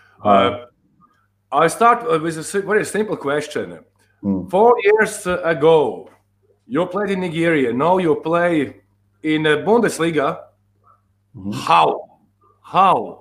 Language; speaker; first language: English; non-native, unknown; Latvian